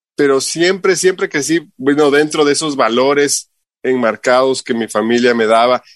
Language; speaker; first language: Spanish; native; Spanish